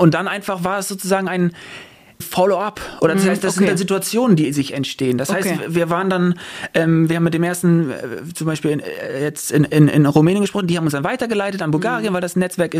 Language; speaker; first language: German; native; German